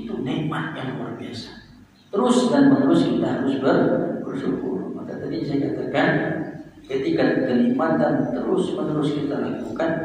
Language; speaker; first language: Indonesian; native; Indonesian